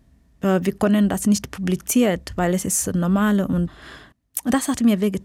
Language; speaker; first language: German; non-native, fluent; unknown